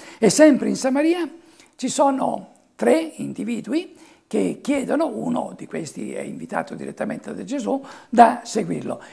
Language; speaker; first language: Italian; native; Italian